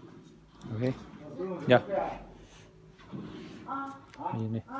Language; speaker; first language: English; non-native, learner; Chinese